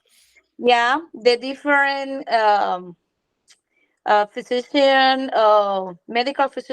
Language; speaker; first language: English; non-native, learner; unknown